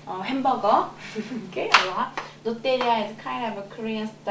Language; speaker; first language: English; non-native, learner; Korean